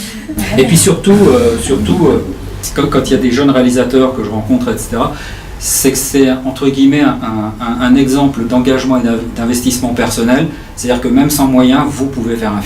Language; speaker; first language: French; native; French